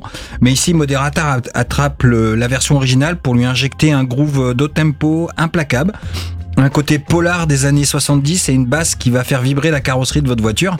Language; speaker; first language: French; native; French